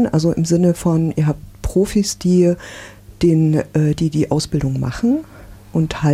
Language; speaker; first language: German; native; German